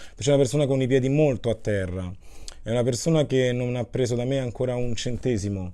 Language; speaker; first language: Italian; early bilingual, other home language; Kabuverdianu